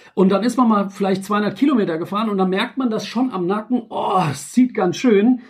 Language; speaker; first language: German; native; German